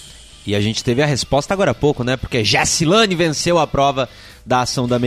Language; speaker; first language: Portuguese; native; Portuguese